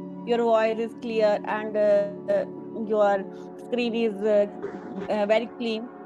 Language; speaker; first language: English; non-native, learner; Punjabi